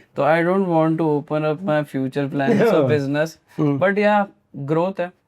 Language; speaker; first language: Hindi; native; Hindi